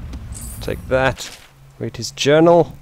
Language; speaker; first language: English; native; English